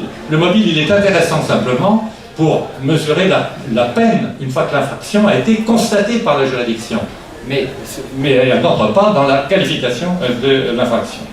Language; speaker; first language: French; native; French